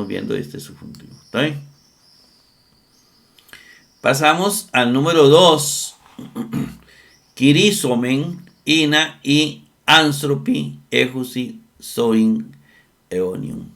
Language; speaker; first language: Spanish; native; Spanish